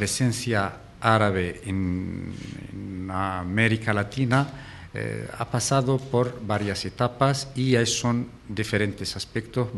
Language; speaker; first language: Spanish; non-native, fluent; Arabic